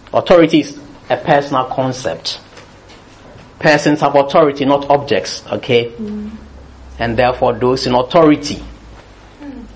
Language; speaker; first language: English; non-native, local second language; Akan